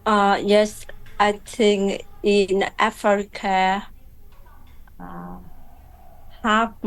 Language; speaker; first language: English; non-native, learner; Vietnamese